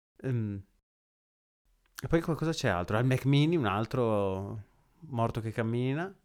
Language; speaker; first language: Italian; native; Italian